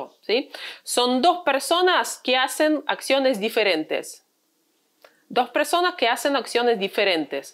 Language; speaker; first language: Spanish; non-native, fluent; Russian